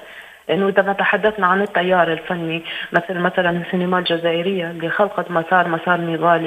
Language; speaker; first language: Arabic; native; Arabic